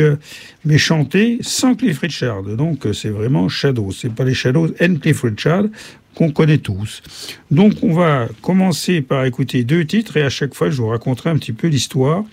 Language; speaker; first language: French; native; French